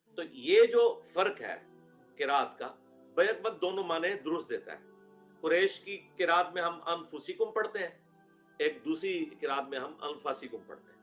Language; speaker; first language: Urdu; non-native, local second language; Punjabi